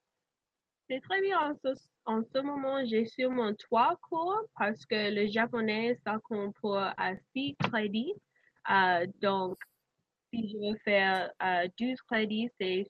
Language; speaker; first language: French; non-native, learner; English